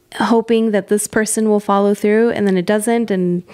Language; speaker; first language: English; early bilingual, other home language; Spanish